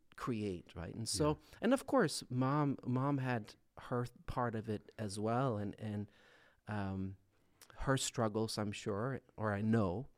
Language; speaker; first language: English; non-native, fluent; Swedish